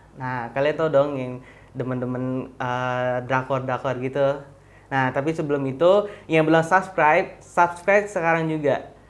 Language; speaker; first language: Indonesian; native; Indonesian